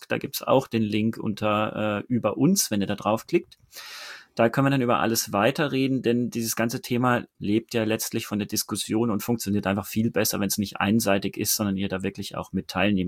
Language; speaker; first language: German; native; German